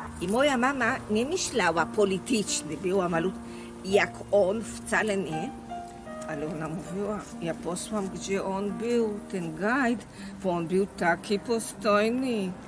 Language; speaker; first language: Polish; early bilingual, heritage; Hebrew